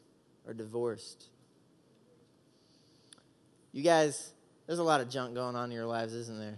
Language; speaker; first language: English; native; English